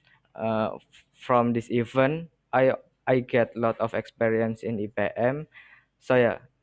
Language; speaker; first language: English; non-native, learner; Indonesian